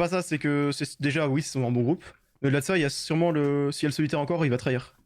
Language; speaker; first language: French; native; French